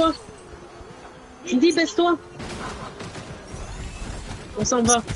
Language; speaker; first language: French; native; French